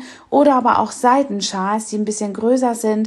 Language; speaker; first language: German; native; German